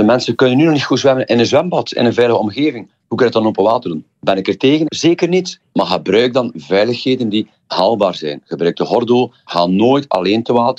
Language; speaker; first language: Dutch; native; Dutch